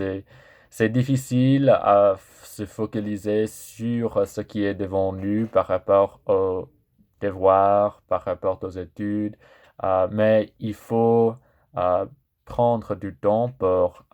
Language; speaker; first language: French; non-native, fluent; English